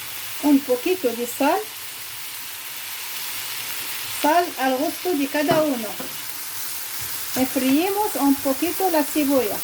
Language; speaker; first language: Spanish; non-native, fluent; Arabic